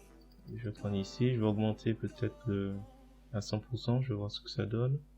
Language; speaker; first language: French; native; French